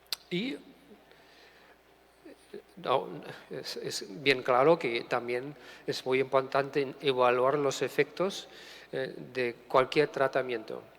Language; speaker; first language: Spanish; non-native, fluent; German